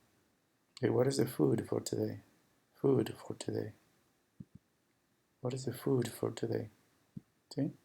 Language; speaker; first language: English; non-native, fluent; Spanish